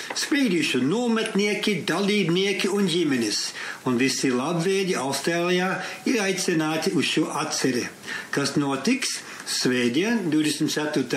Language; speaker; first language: Latvian; early bilingual, heritage; Latvian